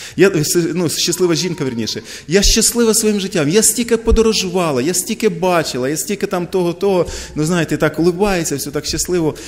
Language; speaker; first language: Ukrainian; non-native, local second language; Russian